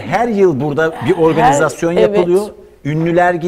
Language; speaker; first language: Turkish; native; Turkish